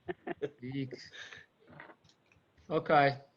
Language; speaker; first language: English; native; English